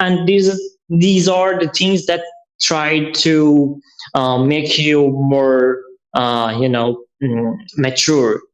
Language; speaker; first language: English; non-native, learner; Persian